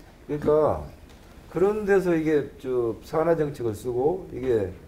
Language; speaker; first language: Korean; native; Korean